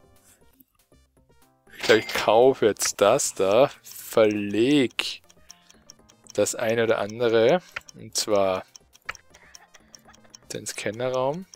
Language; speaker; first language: German; native; German